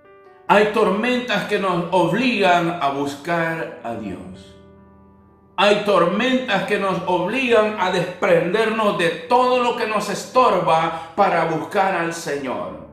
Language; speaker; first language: Spanish; native; Spanish